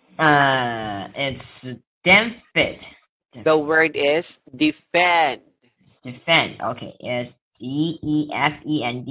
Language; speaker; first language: English; non-native, learner; Chinese